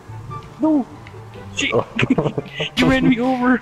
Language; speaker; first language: English; native; English